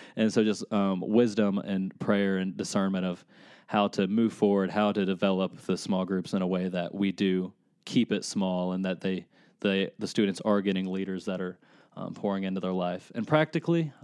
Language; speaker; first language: English; native; English